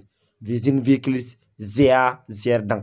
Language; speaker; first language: German; non-native, learner; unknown